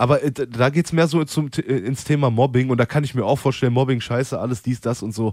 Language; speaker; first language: German; native; German